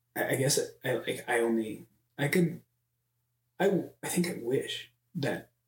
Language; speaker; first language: English; native; English